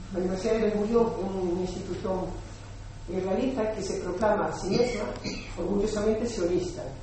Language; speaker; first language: Galician; non-native, local second language; Spanish